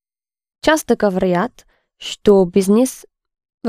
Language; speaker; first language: Russian; non-native, learner; English